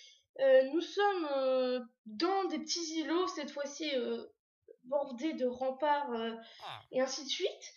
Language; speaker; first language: French; native; French